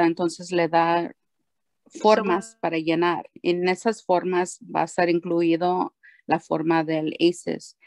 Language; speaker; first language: Spanish; early bilingual, heritage; Spanish